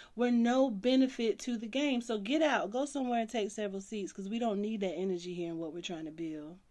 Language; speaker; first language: English; native; English